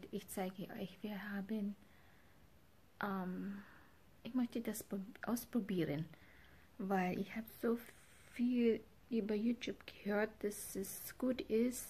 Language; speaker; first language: German; non-native, learner; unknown